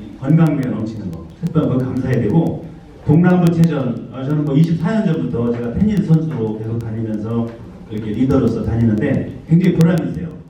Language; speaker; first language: Korean; native; Korean